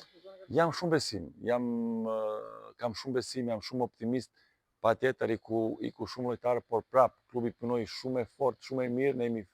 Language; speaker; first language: Albanian; non-native, learner; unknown